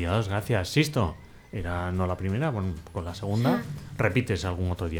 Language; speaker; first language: Spanish; native; Spanish